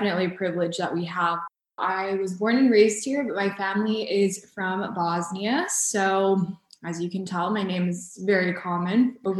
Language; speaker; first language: English; early bilingual, other home language; Bosnian